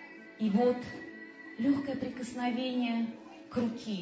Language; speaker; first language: Russian; native; Russian